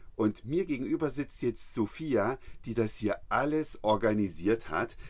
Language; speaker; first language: German; native; German